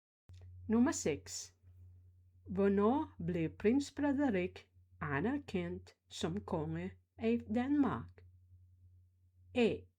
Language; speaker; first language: Danish; non-native, fluent; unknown